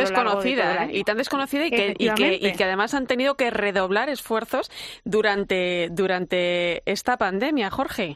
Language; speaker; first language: Spanish; native; Spanish